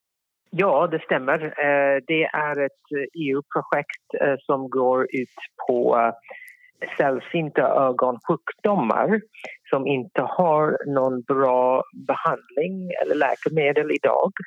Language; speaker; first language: Swedish; non-native, fluent; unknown